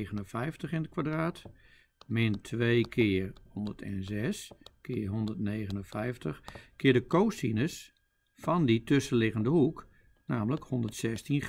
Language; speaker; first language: Dutch; native; Dutch